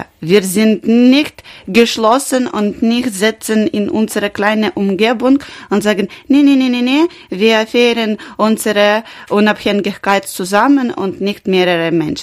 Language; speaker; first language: German; non-native, learner; Ukrainian